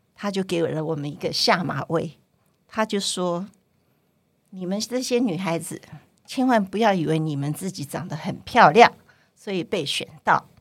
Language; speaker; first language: Chinese; non-native, local second language; Cantonese